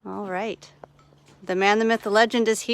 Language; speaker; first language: English; native; English